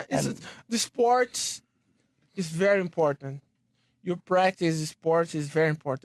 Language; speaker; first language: English; non-native, learner; Portuguese